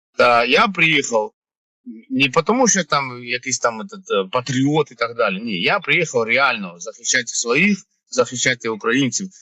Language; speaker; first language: Ukrainian; non-native, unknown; Georgian